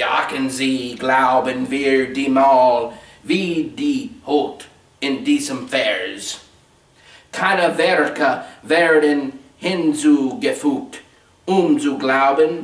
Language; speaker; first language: German; non-native, learner; English